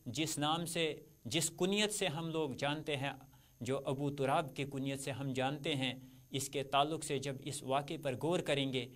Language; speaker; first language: Urdu; non-native, local second language; Kashmiri